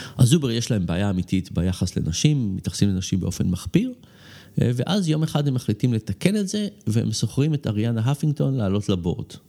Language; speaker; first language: Hebrew; native; Hebrew